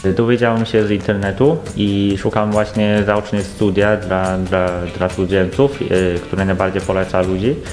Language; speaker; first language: Polish; non-native, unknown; Chinese